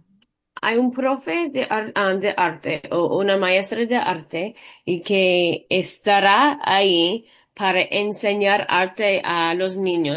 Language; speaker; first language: Spanish; early bilingual, heritage; Spanish